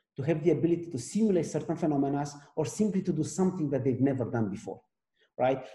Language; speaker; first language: English; non-native, fluent; Romanian